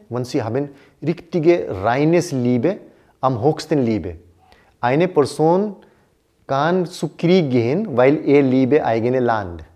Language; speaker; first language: German; non-native, learner; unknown